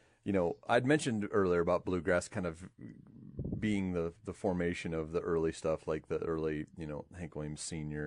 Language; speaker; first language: English; native; English